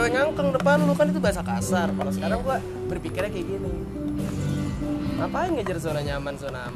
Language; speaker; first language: Indonesian; native; Indonesian